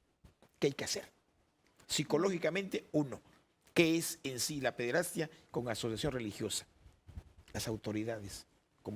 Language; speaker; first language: Spanish; native; Spanish